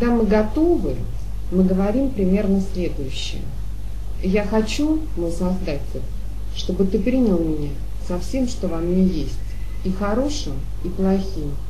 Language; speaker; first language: Russian; native; Russian